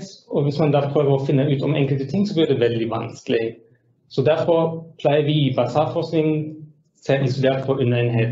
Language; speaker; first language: Norwegian; non-native, fluent; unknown